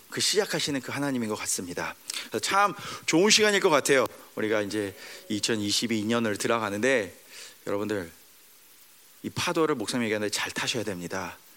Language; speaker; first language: Korean; early bilingual, heritage; Korean